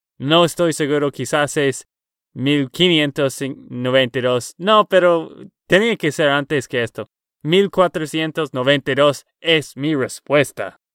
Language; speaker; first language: Spanish; non-native, learner; English